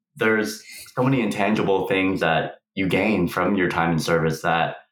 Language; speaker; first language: English; native; English